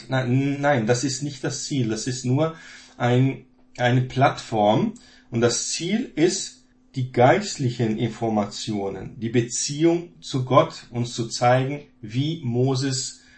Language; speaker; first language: German; non-native, fluent; Portuguese